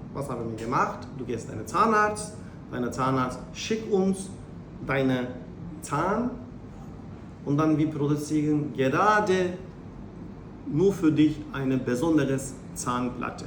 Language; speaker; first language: German; non-native, learner; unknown